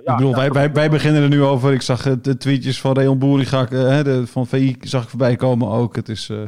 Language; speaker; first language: Dutch; native; Dutch